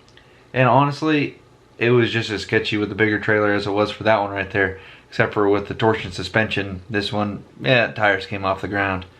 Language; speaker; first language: English; native; English